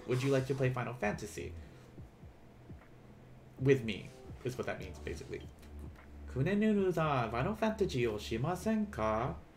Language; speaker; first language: English; native; English